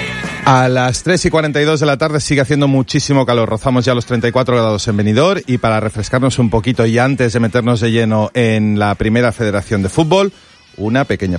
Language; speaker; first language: Spanish; native; Spanish